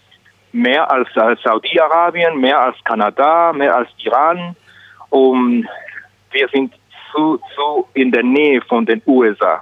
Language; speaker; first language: German; non-native, learner; Spanish